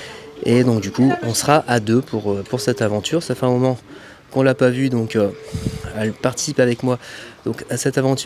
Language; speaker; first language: French; native; French